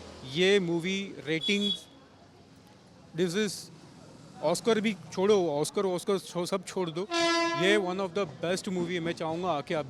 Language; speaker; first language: Hindi; native; Hindi